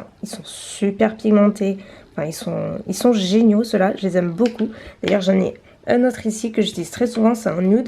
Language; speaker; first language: French; native; French